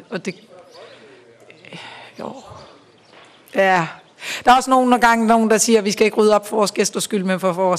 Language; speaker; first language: Danish; native; Danish